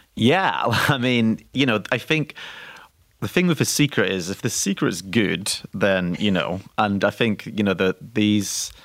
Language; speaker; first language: English; native; English